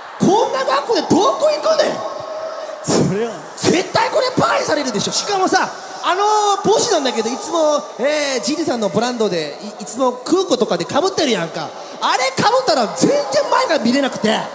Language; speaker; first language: Japanese; native; Japanese